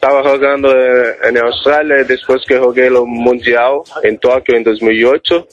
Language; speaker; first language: Spanish; non-native, learner; Portuguese